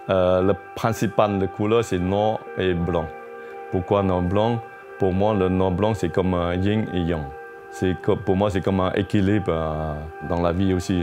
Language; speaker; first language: French; non-native, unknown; Chinese